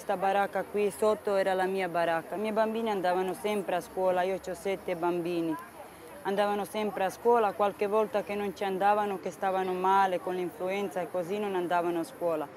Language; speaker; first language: Italian; non-native, local second language; Romany